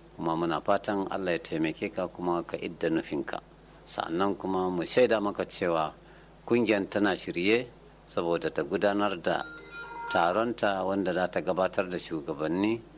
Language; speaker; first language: Hausa; non-native, local second language; Fula